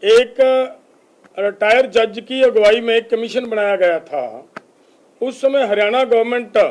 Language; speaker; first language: Hindi; non-native, local second language; Punjabi